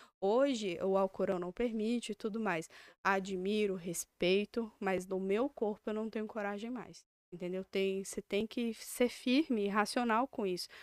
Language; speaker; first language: Portuguese; native; Portuguese